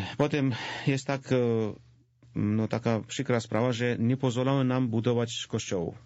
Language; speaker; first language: Polish; non-native, fluent; Georgian